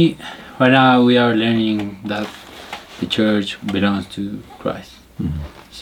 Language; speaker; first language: English; non-native, learner; Spanish